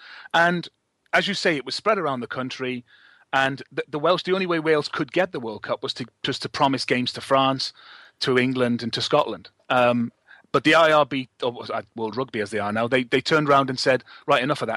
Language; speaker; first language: English; native; English